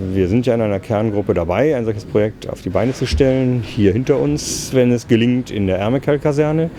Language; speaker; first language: German; native; German